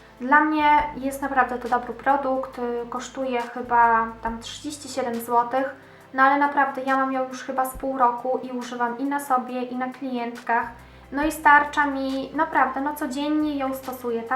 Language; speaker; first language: Polish; native; Polish